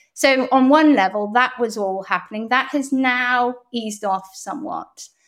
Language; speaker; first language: English; native; English